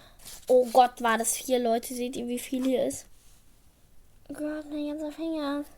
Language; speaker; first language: German; native; German